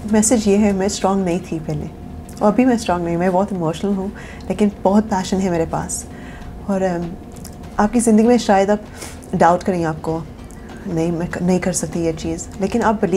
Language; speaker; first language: Hindi; early bilingual, heritage; Urdu